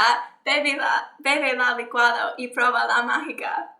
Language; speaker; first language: Spanish; non-native, learner; English